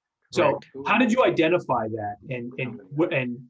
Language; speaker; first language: English; native; English